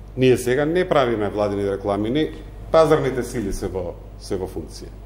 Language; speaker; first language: Macedonian; native; Macedonian